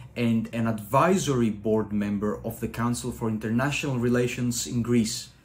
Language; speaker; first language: English; non-native, fluent; Greek